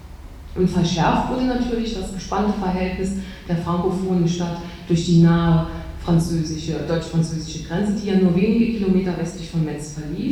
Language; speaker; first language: German; native; German